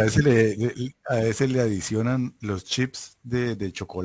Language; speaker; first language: Spanish; native; Spanish